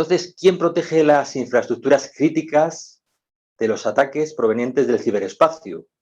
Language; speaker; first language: Spanish; native; Spanish